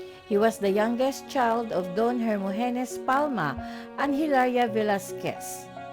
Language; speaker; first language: English; non-native, local second language; Filipino